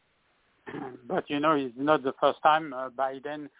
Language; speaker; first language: English; non-native, fluent; French